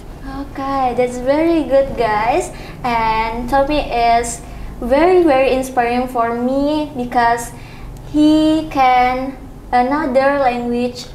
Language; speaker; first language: English; non-native, local second language; Indonesian